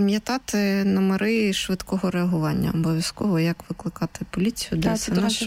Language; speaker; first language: Ukrainian; native; Ukrainian